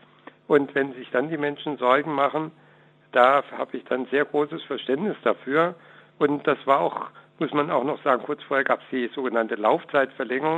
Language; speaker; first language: German; native; German